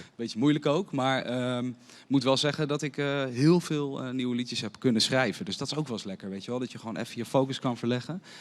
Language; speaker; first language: Dutch; native; Dutch